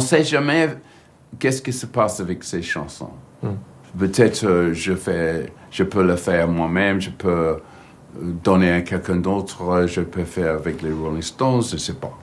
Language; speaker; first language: French; non-native, learner; English